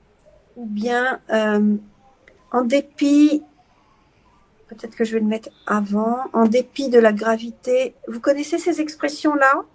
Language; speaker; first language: French; native; French